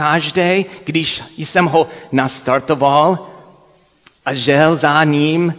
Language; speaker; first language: Czech; non-native, fluent; English